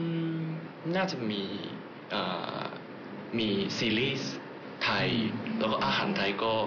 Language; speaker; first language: Thai; non-native, fluent; Japanese